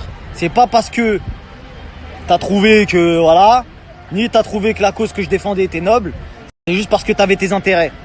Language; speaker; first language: French; native; French